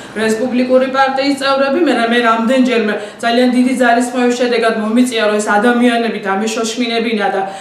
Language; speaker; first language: Georgian; native; Georgian